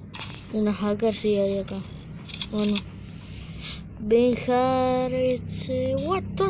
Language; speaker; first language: Spanish; native; Spanish